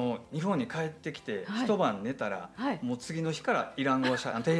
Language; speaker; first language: Japanese; native; Japanese